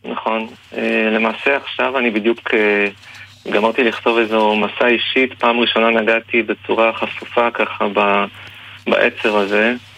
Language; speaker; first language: Hebrew; native; Hebrew